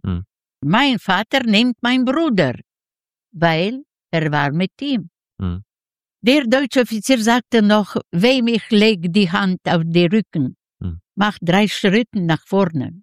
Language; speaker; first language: German; non-native, learner; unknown